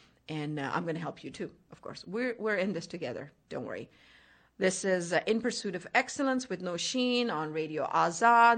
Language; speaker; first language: English; non-native, local second language; Hindi